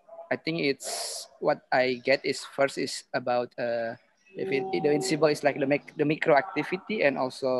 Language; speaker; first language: English; non-native, learner; Indonesian